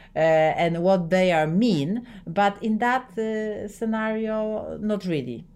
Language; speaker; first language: English; non-native, fluent; Polish